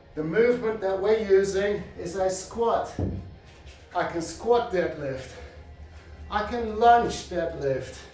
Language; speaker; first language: English; non-native, fluent; Dutch